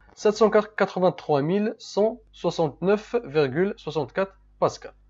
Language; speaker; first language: French; non-native, local second language; Arabic